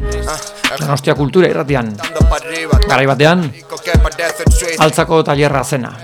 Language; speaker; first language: Basque; native; Basque